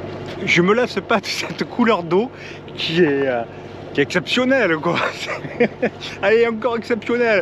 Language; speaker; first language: French; native; French